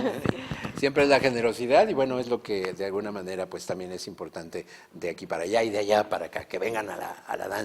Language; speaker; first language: Spanish; native; Spanish